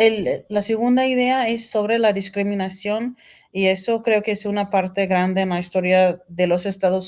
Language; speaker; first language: Spanish; non-native, fluent; English